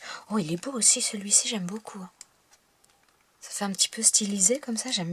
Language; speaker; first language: French; native; French